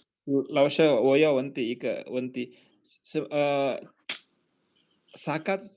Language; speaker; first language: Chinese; non-native, learner; Indonesian